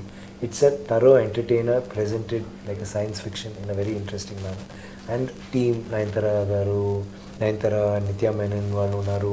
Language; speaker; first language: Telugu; non-native, learner; Tamil